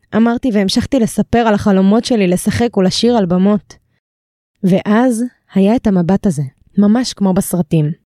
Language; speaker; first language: Hebrew; native; Hebrew